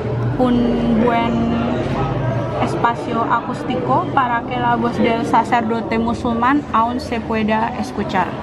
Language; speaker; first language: Spanish; non-native, learner; Indonesian